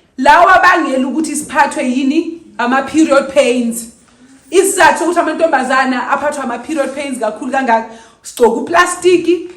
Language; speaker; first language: Zulu; native; Zulu